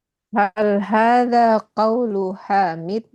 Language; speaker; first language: Arabic; non-native, learner; Indonesian